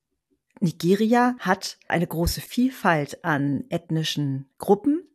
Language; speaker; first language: German; native; German